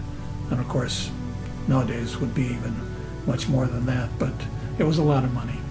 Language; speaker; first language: English; native; English